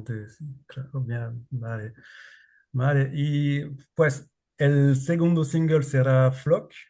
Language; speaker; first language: Spanish; non-native, learner; French